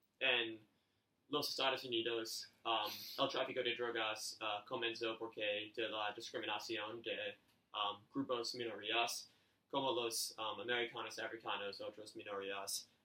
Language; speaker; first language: Spanish; non-native, learner; English